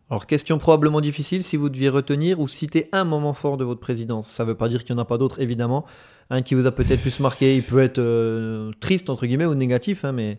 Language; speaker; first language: French; native; French